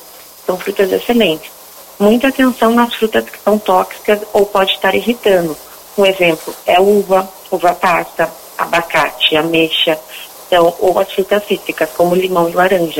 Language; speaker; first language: Portuguese; native; Portuguese